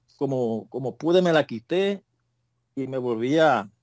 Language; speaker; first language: Spanish; native; Spanish